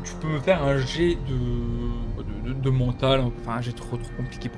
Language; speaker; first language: French; native; French